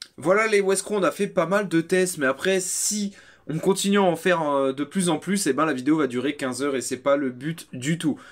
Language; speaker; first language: French; native; French